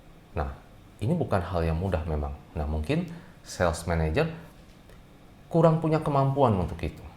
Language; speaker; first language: Indonesian; native; Indonesian